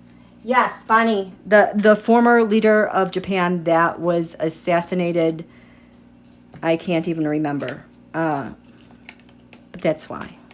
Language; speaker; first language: English; native; English